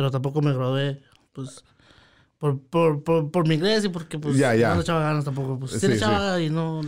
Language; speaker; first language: Spanish; native; Spanish